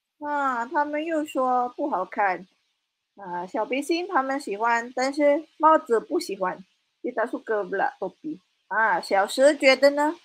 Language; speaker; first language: Chinese; non-native, fluent; Malay